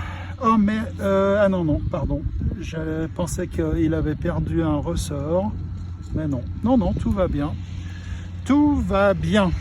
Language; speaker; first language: French; native; French